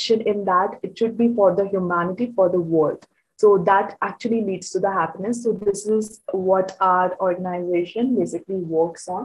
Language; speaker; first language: English; non-native, local second language; Hindi